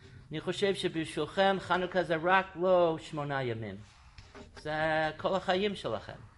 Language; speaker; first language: Hebrew; non-native, fluent; English